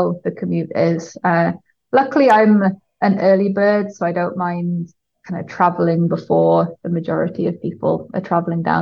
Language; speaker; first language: English; native; English